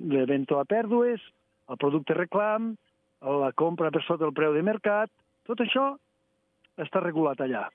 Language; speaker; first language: Catalan; native; Catalan